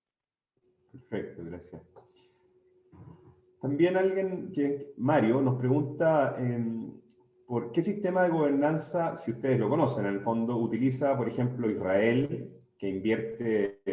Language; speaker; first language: Spanish; native; Spanish